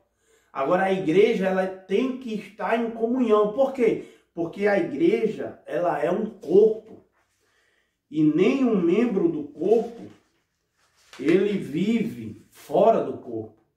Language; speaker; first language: Portuguese; native; Portuguese